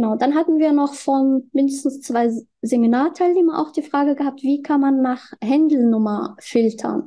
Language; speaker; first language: German; non-native, fluent; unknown